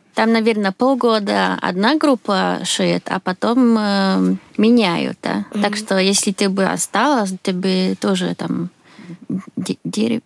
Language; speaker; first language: Russian; non-native, fluent; Swedish